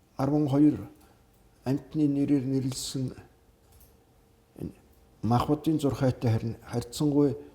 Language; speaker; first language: Mongolian; native; Mongolian